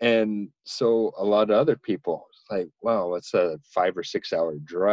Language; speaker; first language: English; native; English